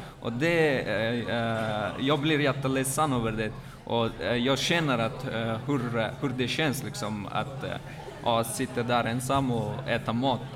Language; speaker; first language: Swedish; non-native, learner; Persian